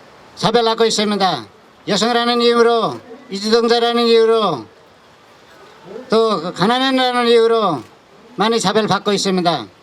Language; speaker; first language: Korean; non-native, fluent; Nepali